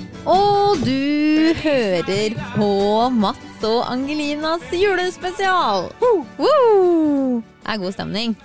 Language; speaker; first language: Norwegian; native; Norwegian